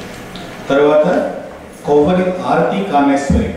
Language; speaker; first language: Telugu; native; Telugu